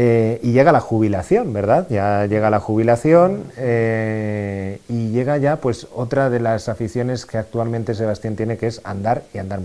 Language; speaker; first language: Spanish; native; Spanish